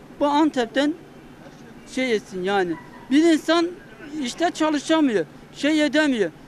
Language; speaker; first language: Turkish; native; Turkish